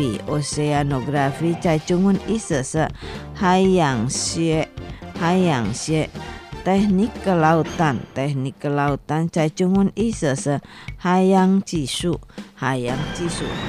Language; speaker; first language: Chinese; non-native, fluent; Indonesian